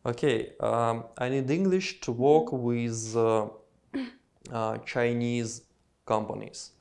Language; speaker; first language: English; non-native, learner; Russian